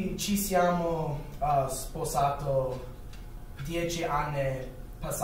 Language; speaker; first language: Italian; non-native, learner; English